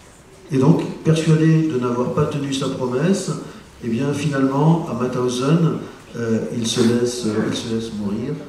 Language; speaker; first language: French; native; French